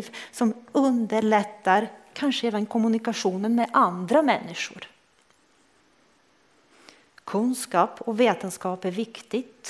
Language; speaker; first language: Swedish; non-native, fluent; Croatian